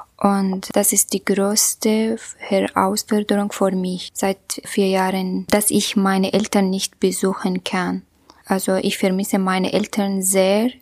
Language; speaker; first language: German; non-native, learner; Kurdish